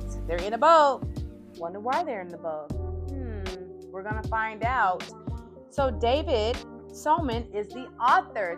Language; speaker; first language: English; native; English